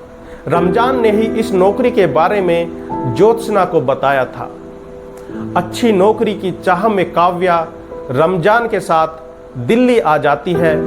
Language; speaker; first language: Hindi; native; Hindi